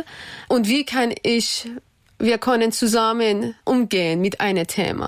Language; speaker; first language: German; non-native, learner; Persian